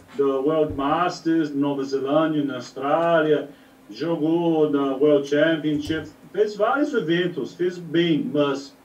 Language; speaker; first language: Portuguese; non-native, learner; English